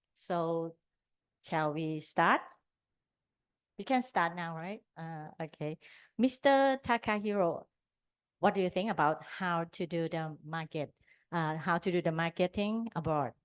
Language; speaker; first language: English; non-native, learner; Thai